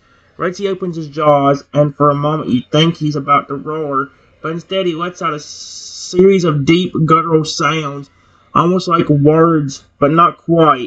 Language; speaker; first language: English; native; English